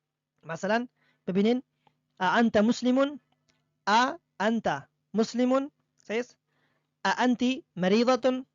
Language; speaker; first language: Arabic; non-native, fluent; Persian